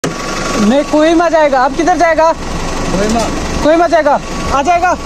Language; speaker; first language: Hindi; non-native, learner; Nepali